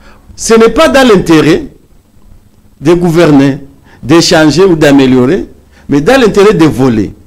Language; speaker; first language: French; non-native, local second language; Swahili